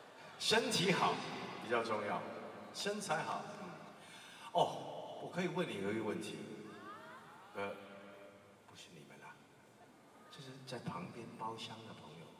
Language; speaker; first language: Chinese; non-native, local second language; Cantonese